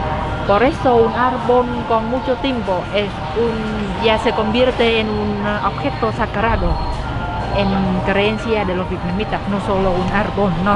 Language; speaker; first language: Spanish; non-native, learner; Vietnamese